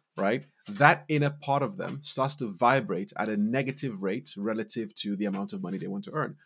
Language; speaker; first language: English; non-native, local second language; Yoruba